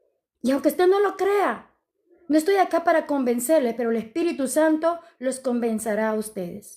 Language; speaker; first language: Spanish; native; Spanish